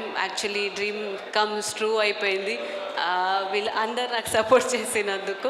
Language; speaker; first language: Telugu; non-native, fluent; Marathi